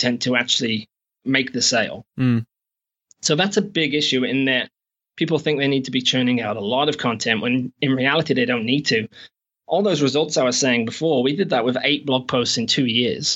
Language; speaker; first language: English; native; English